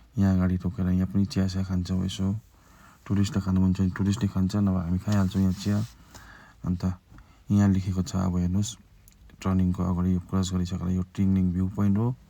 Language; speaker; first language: Nepali; native; Nepali